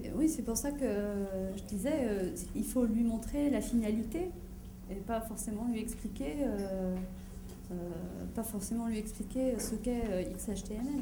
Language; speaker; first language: French; native; French